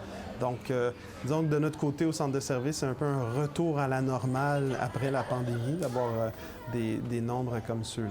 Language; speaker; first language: French; native; French